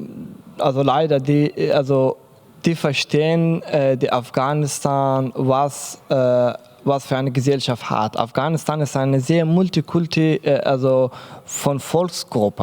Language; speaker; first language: German; non-native, learner; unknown